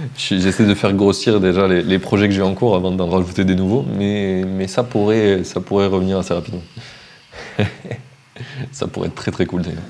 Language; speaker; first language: French; native; French